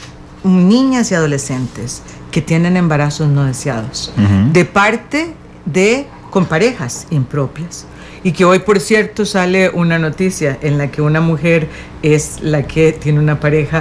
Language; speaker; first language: Spanish; native; Spanish